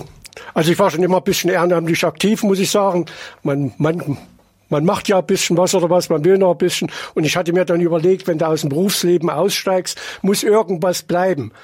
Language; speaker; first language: German; native; German